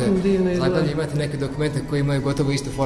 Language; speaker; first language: Croatian; native; Croatian